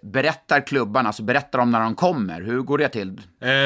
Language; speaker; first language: Swedish; native; Swedish